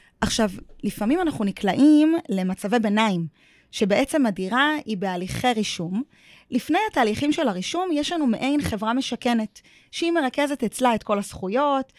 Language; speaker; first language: Hebrew; native; Hebrew